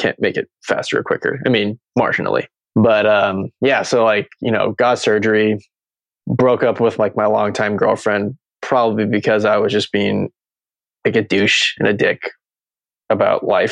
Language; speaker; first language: English; native; English